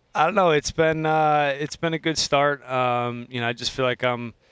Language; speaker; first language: English; native; English